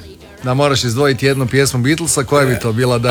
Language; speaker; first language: Serbian; native; Serbian